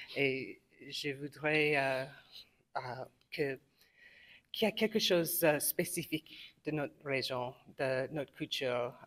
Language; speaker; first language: French; non-native, local second language; English